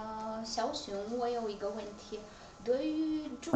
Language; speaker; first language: Chinese; non-native, learner; Russian